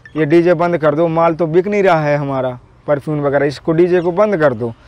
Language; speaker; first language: Hindi; native; Hindi